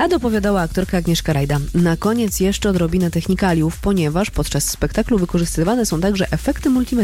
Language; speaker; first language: Polish; native; Polish